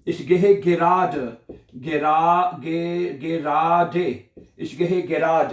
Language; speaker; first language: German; non-native, learner; Urdu